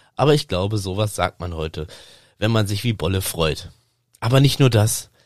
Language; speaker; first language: German; native; German